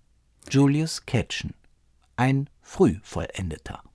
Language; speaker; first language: German; native; German